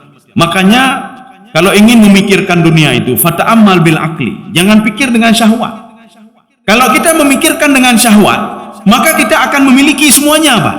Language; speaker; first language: Indonesian; native; Indonesian